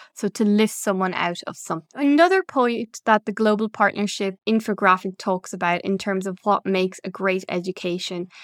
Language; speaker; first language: English; native; English